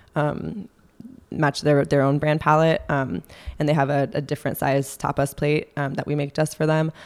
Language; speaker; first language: English; native; English